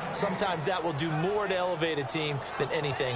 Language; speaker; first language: English; native; English